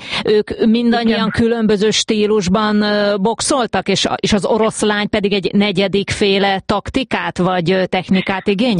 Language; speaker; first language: Hungarian; native; Hungarian